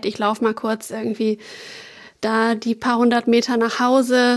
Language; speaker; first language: German; native; German